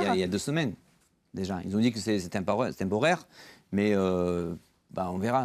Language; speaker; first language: French; non-native, fluent; Georgian